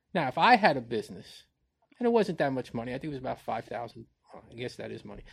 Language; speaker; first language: English; native; English